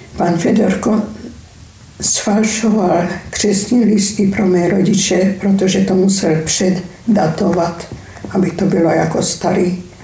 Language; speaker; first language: Czech; non-native, fluent; Hungarian